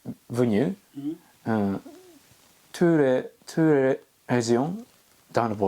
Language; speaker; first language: French; non-native, learner; Japanese